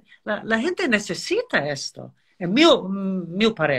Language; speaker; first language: Spanish; non-native, learner; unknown